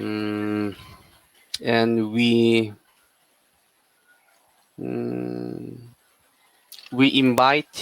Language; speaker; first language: English; non-native, learner; Korean